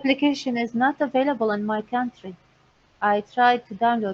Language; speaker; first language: English; non-native, learner; Arabic